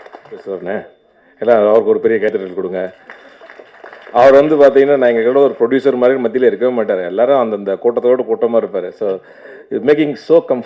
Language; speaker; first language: Tamil; native; Tamil